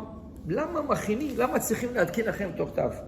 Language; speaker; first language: Hebrew; non-native, fluent; French